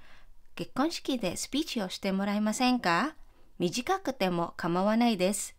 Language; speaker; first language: Japanese; non-native, fluent; Filipino